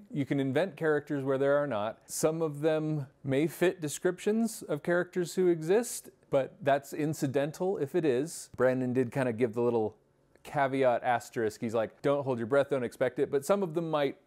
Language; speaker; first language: English; native; English